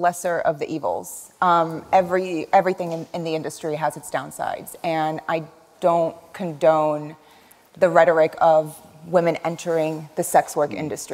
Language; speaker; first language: English; early bilingual, other home language; Arabic